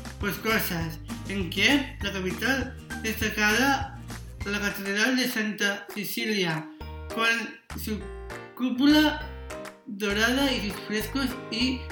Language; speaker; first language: Spanish; non-native, local second language; Catalan